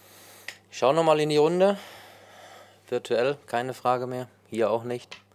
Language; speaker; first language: German; native; German